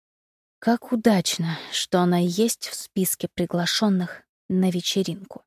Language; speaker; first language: Russian; native; Russian